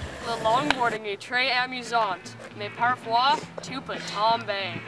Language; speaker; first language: French; non-native, learner; English